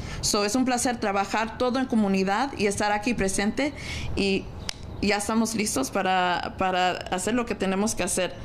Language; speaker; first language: Spanish; early bilingual, heritage; Spanish